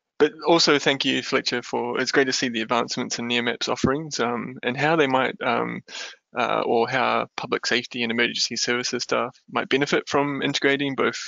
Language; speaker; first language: English; native; English